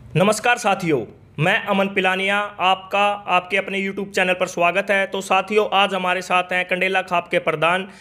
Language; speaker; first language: Hindi; native; Hindi